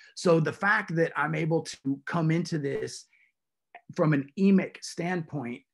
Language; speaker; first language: English; native; English